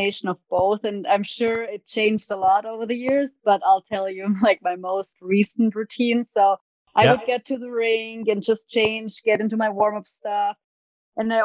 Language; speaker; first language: English; non-native, fluent; German